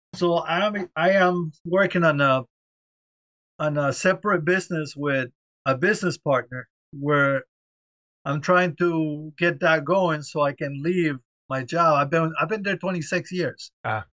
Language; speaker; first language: English; early bilingual, other home language; Spanish